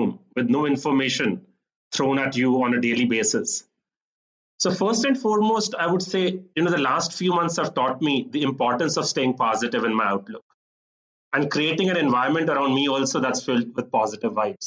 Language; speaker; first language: English; non-native, local second language; Punjabi